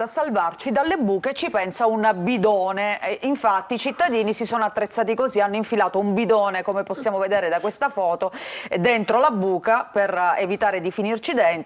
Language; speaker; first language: Italian; native; Italian